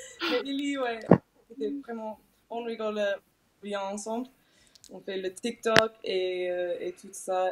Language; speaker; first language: French; non-native, fluent; English